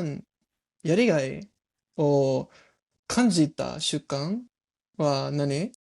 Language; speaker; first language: Japanese; non-native, learner; English